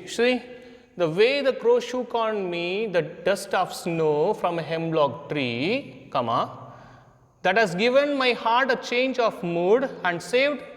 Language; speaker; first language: English; non-native, local second language; Hindi